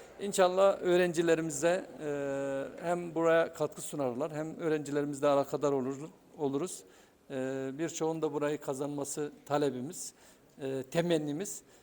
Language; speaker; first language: Turkish; native; Turkish